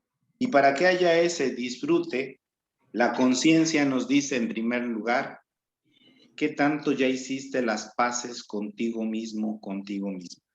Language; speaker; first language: Spanish; native; Spanish